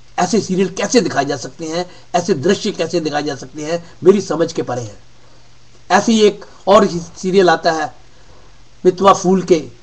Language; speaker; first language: Hindi; native; Hindi